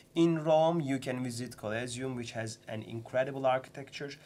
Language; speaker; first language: English; non-native, fluent; Turkish